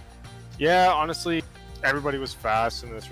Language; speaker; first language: English; native; English